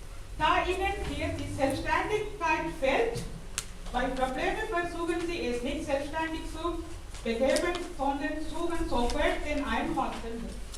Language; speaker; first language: German; non-native, fluent; Tamil